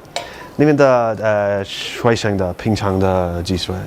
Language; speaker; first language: Chinese; non-native, learner; English